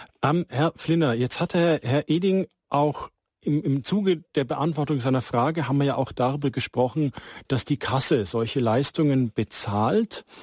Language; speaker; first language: German; native; German